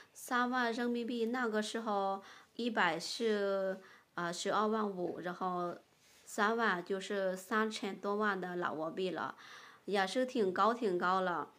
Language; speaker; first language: Chinese; non-native, fluent; Lao